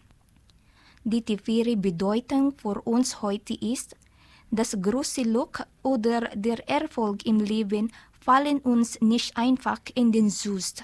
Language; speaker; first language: German; non-native, learner; Filipino